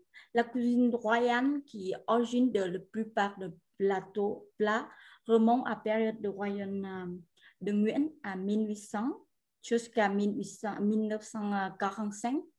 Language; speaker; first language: French; non-native, fluent; Vietnamese